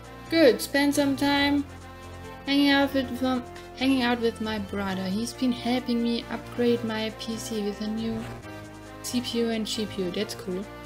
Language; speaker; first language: English; non-native, fluent; German